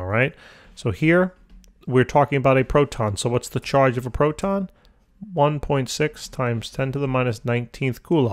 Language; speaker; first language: English; native; English